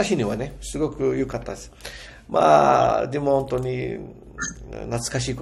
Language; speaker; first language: Japanese; non-native, fluent; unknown